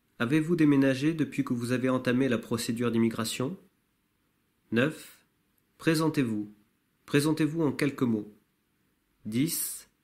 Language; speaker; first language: French; native; French